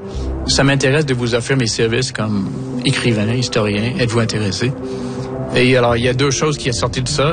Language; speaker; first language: French; native; French